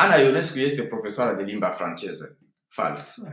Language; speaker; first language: Romanian; non-native, fluent; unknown